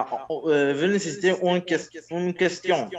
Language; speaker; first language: French; non-native, learner; Spanish